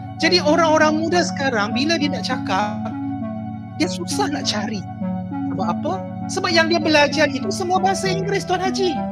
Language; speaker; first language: Malay; non-native, local second language; Chinese